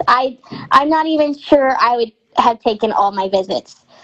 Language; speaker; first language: English; native; English